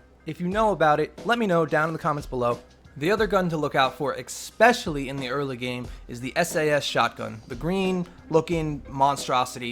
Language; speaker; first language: English; native; English